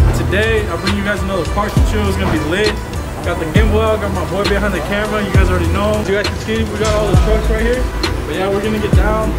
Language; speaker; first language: English; early bilingual, other home language; Spanish